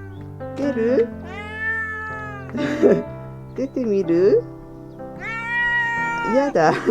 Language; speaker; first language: Japanese; native; Japanese